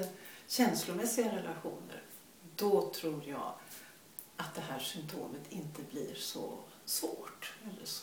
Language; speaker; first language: Swedish; native; Swedish